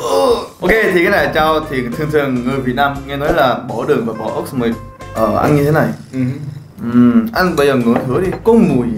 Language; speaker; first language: Vietnamese; non-native, fluent; Korean